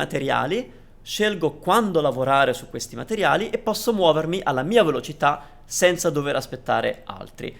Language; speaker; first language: Italian; native; Italian